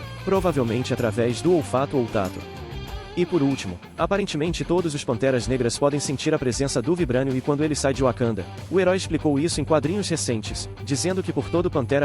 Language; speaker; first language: Portuguese; native; Portuguese